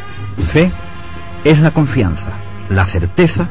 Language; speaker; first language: Spanish; native; Spanish